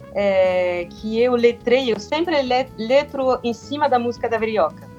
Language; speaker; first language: Portuguese; non-native, fluent; French